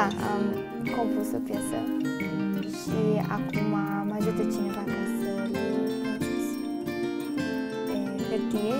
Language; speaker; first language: Romanian; early bilingual, heritage; Romanian